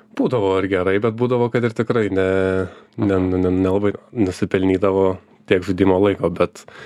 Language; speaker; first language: Lithuanian; native; Lithuanian